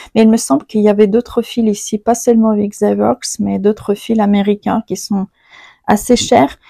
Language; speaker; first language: French; non-native, fluent; Ukrainian